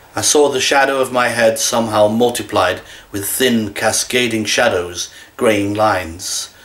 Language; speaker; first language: English; native; English